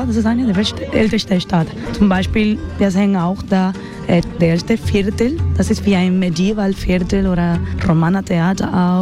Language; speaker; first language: German; non-native, learner; Spanish